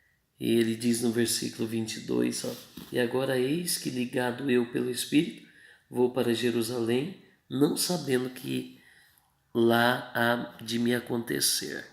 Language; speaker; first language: Portuguese; native; Portuguese